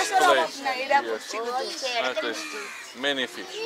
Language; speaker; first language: English; non-native, learner; Russian